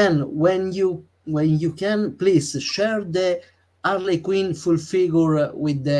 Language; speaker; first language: English; non-native, learner; Italian